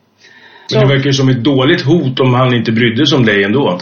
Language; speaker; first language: Swedish; native; Swedish